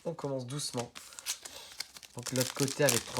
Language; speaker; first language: French; native; French